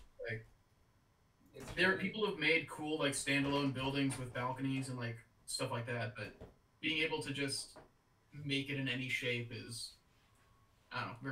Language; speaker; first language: English; native; English